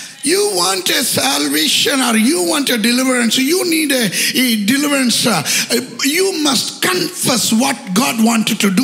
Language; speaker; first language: English; non-native, local second language; Malayalam